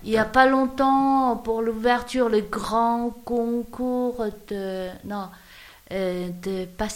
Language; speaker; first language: French; non-native, learner; Chinese